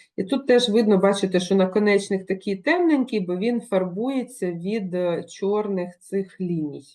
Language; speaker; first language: Ukrainian; non-native, local second language; Russian